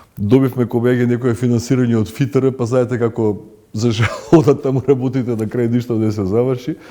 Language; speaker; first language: Macedonian; native; Macedonian